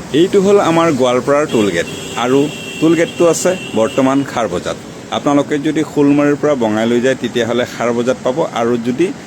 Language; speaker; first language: Assamese; native; Assamese